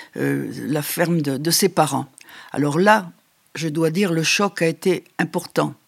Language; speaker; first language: French; native; French